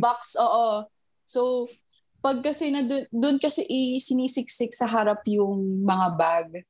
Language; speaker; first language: Filipino; early bilingual, heritage; Filipino